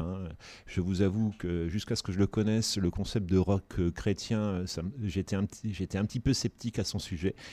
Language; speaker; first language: French; native; French